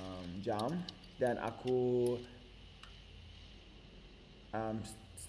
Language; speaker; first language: Indonesian; non-native, learner; English